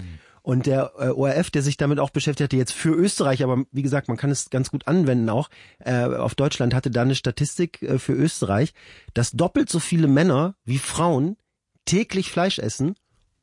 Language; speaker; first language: German; native; German